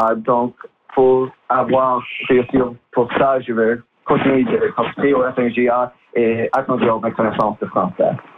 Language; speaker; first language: French; non-native, local second language; English